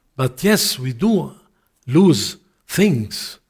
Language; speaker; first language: English; non-native, fluent; Arabic